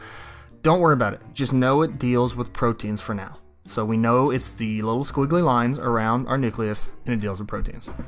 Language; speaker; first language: English; native; English